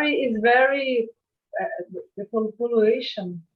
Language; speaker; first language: English; non-native, learner; Portuguese